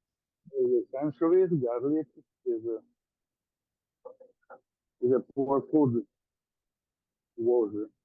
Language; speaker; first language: English; non-native, learner; Italian